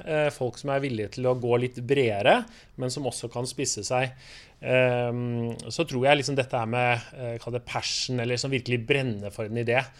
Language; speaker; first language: Norwegian; native; Norwegian